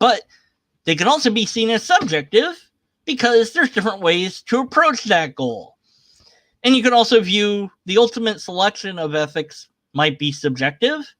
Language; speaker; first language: English; native; English